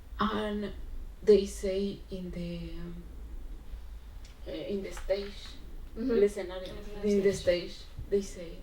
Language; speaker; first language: English; non-native, learner; Spanish